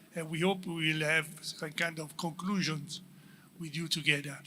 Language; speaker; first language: English; non-native, fluent; Italian